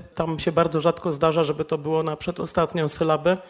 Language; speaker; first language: Polish; native; Polish